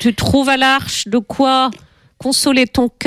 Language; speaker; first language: French; native; French